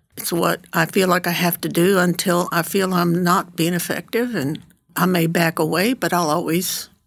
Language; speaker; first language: English; early bilingual, other home language; Spanish